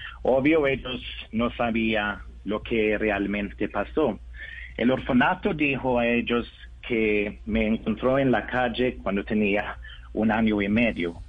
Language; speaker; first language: Spanish; non-native, learner; Norwegian